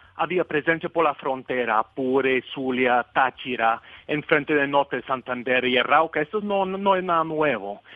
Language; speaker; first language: Spanish; non-native, fluent; English